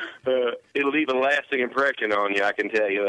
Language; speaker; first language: English; native; English